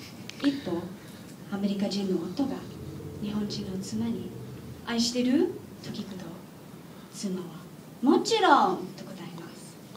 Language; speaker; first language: Japanese; non-native, learner; English